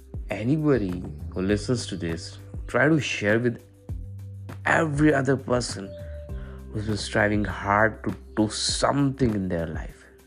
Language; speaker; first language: English; non-native, local second language; Marathi